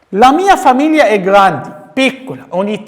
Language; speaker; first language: Italian; non-native, fluent; Arabic